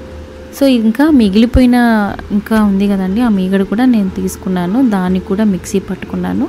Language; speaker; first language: Telugu; native; Telugu